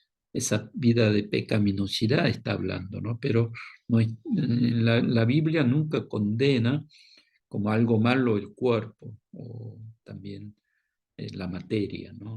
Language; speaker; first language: Spanish; non-native, fluent; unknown